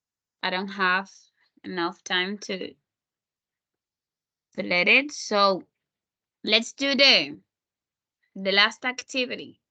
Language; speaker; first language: English; non-native, fluent; Spanish